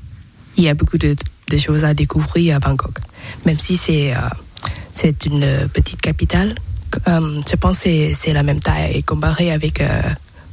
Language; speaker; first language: French; non-native, learner; Thai